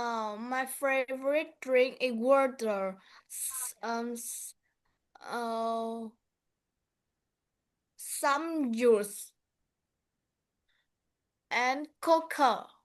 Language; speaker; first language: English; non-native, learner; Vietnamese